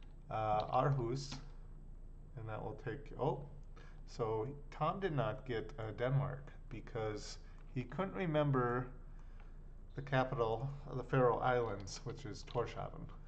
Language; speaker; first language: English; native; English